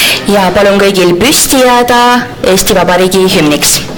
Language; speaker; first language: Estonian; native; Estonian